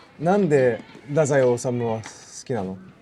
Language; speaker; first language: Japanese; native; Japanese